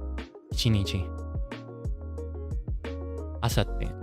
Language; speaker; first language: Japanese; non-native, learner; English